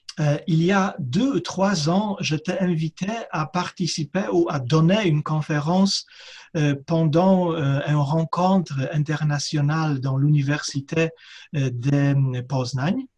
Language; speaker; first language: French; non-native, fluent; Polish